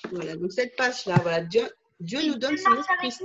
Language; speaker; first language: French; native; French